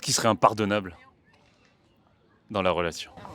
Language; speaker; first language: French; native; French